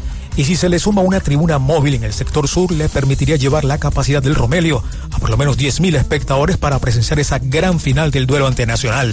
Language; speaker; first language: Spanish; native; Spanish